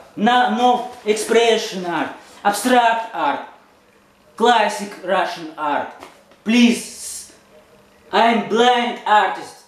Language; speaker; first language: English; non-native, learner; Russian